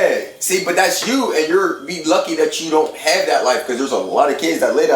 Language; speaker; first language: English; native; English